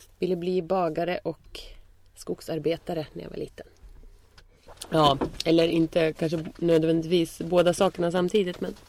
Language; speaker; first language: Swedish; native; Swedish